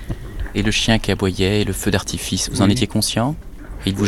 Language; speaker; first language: French; native; French